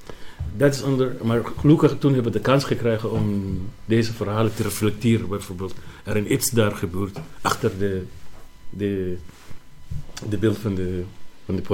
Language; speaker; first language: Dutch; non-native, learner; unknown